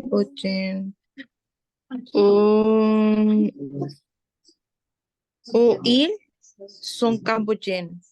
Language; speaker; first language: French; non-native, learner; Spanish